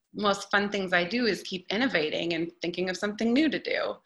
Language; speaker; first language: English; native; English